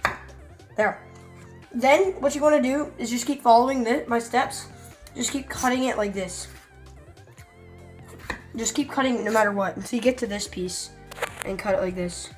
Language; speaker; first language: English; native; English